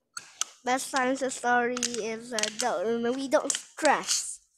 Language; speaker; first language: English; non-native, learner; Vietnamese